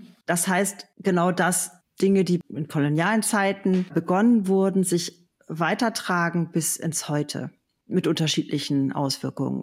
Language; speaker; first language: German; native; German